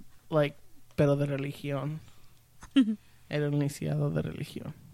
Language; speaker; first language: Spanish; early bilingual, heritage; Spanish